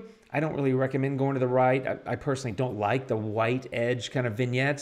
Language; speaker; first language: English; native; English